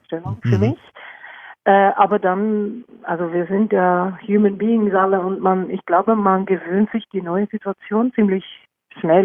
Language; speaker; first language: German; non-native, fluent; Norwegian